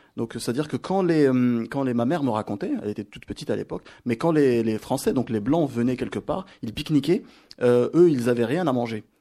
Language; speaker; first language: French; non-native, local second language; Arabic